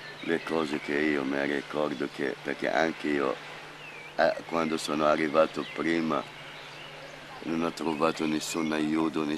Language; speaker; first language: Italian; non-native, fluent; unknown